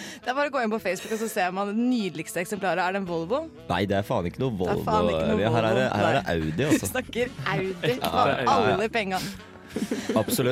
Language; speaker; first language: Norwegian; native; Norwegian